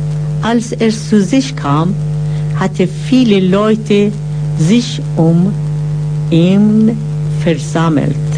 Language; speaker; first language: German; non-native, fluent; Persian